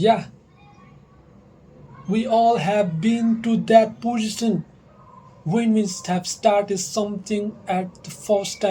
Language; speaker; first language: English; non-native, local second language; Nepali